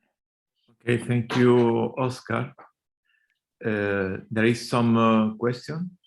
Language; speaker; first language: English; non-native, learner; Spanish